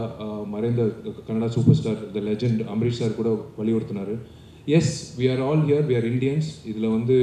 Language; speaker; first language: Tamil; native; Tamil